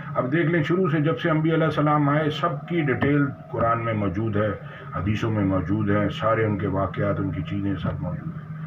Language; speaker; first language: Urdu; native; Urdu